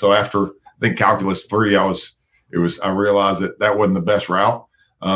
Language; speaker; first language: English; native; English